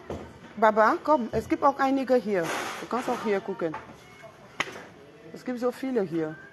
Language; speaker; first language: German; non-native, fluent; French